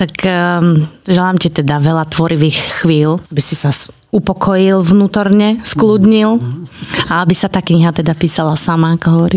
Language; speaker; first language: Slovak; native; Slovak